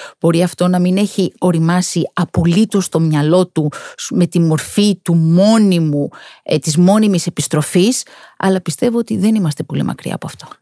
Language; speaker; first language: Greek; native; Greek